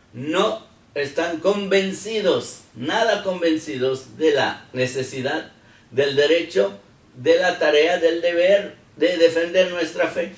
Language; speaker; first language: Spanish; non-native, fluent; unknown